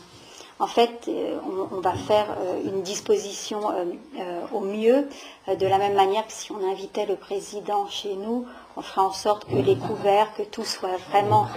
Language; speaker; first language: French; native; French